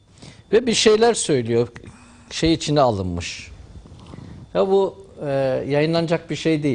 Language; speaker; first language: Turkish; native; Turkish